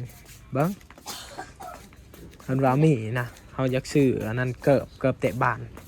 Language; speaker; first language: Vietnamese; non-native, learner; Thai